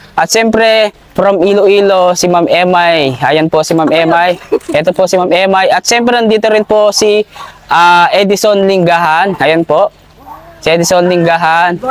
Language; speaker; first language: Filipino; native; Filipino